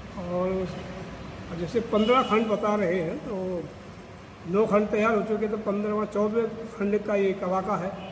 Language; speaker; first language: Hindi; native; Hindi